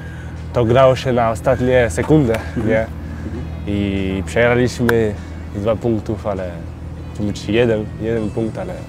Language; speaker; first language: Polish; early bilingual, heritage; French